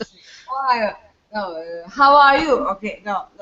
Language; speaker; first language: English; non-native, learner; French